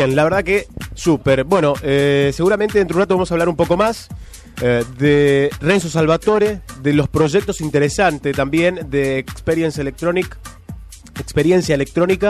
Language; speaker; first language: Spanish; native; Spanish